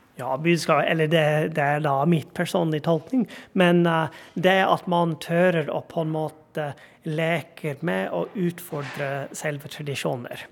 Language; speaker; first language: Norwegian; non-native, fluent; English